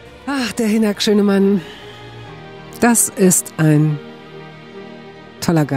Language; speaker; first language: German; native; German